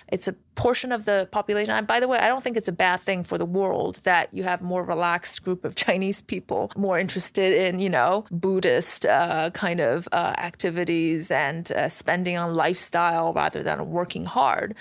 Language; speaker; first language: English; non-native, fluent; Chinese